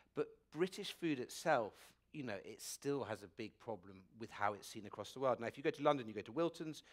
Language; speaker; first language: English; native; English